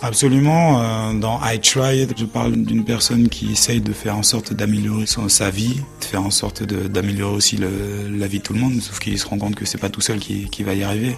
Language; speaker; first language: French; early bilingual, other home language; Haitian Creole